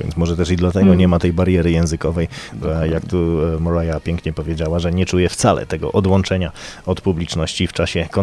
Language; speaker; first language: Polish; native; Polish